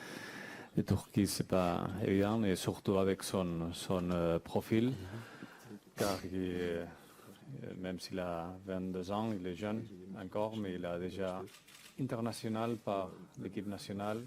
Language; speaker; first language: French; non-native, fluent; Spanish